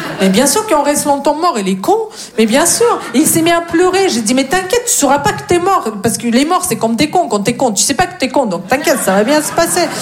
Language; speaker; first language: French; non-native, fluent; Russian